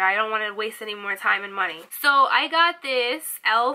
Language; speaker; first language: English; native; English